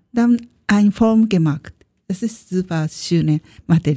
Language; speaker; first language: German; non-native, learner; Japanese